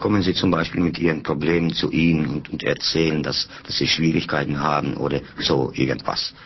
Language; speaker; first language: German; non-native, fluent; Finnish